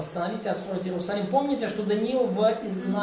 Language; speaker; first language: Russian; native; Russian